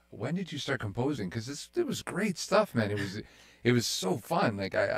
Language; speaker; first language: English; native; English